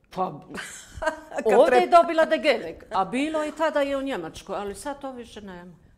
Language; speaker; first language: Croatian; non-native, fluent; German